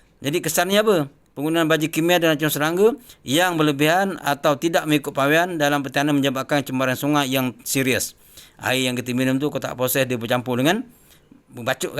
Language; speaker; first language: Malay; native; Malay